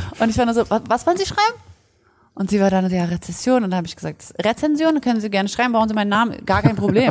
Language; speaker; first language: German; early bilingual, other home language; Polish